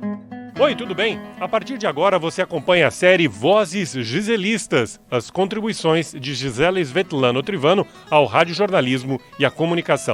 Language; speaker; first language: Portuguese; native; Portuguese